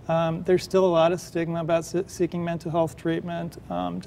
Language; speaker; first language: English; native; English